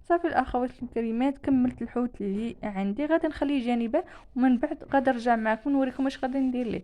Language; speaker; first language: Arabic; native; Arabic